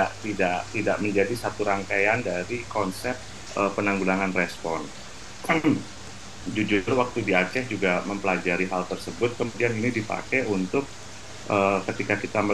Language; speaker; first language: Indonesian; native; Indonesian